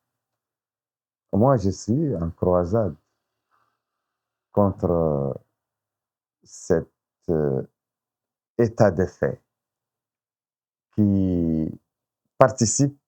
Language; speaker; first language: French; non-native, local second language; Arabic